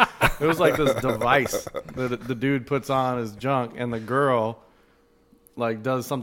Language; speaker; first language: English; native; English